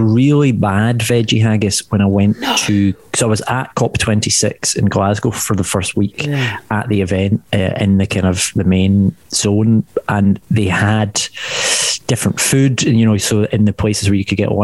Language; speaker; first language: English; native; English